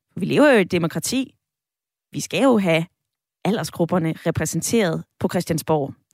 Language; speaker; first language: Danish; native; Danish